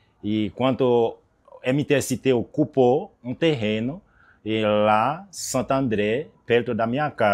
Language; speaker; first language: Portuguese; non-native, learner; Haitian Creole